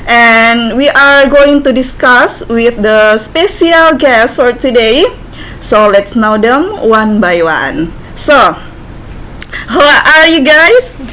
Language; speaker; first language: English; non-native, learner; Indonesian